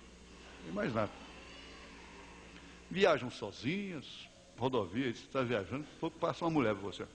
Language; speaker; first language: Portuguese; native; Portuguese